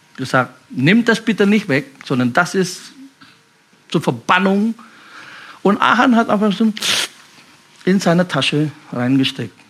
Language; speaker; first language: German; non-native, fluent; Indonesian